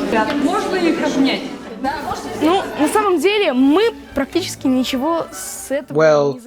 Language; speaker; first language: Russian; native; Russian